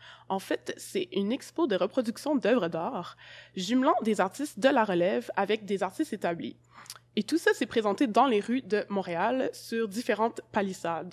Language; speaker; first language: French; native; French